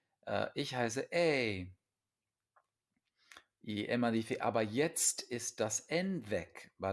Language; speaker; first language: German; non-native, fluent; English